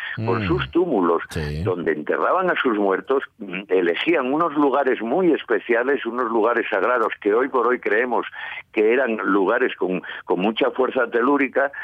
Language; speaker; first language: Spanish; native; Spanish